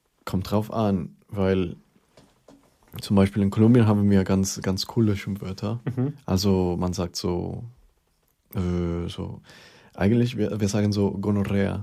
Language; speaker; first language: German; non-native, fluent; Spanish